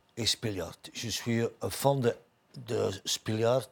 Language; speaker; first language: French; native; French